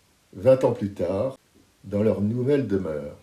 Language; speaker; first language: French; native; French